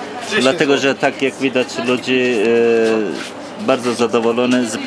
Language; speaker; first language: Polish; non-native, learner; Turkish